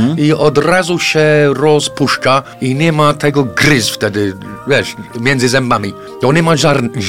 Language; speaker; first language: Polish; non-native, fluent; English